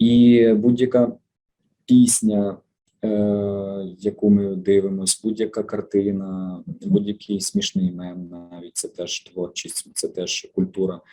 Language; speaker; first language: Ukrainian; native; Ukrainian